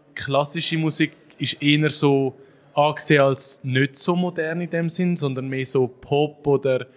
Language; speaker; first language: German; native; German